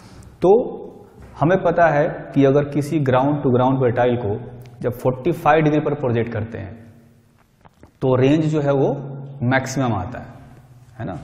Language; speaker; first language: Hindi; native; Hindi